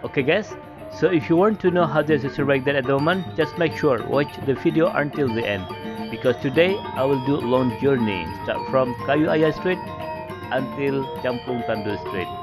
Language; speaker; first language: English; non-native, fluent; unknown